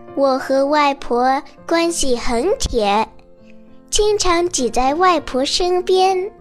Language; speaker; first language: Chinese; early bilingual, other home language; English